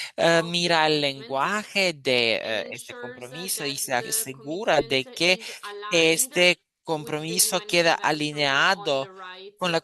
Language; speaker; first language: Spanish; non-native, fluent; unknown